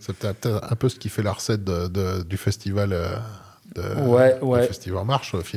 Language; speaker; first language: French; native; French